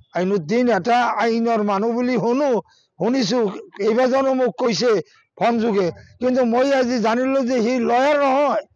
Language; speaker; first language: Assamese; non-native, local second language; Bangla